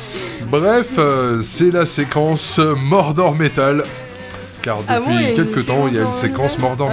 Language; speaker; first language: French; native; French